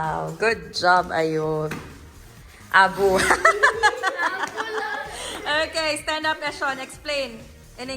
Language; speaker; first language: English; non-native, fluent; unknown